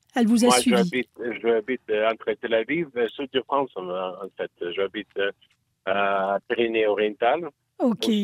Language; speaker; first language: French; non-native, fluent; English